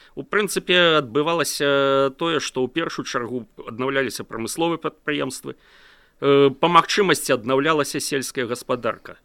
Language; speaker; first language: Belarusian; native; Belarusian